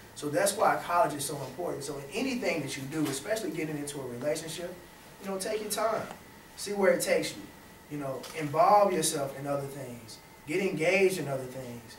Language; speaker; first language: English; native; English